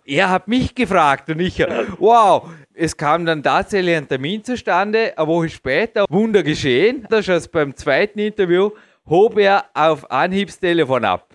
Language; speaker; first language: German; native; German